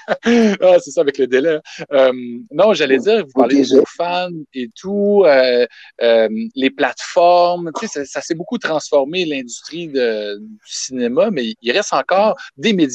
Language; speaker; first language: French; native; French